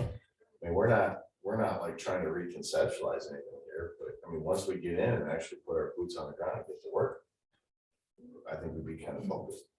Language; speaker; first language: English; native; English